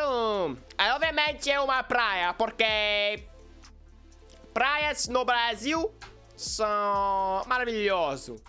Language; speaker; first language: Portuguese; non-native, learner; English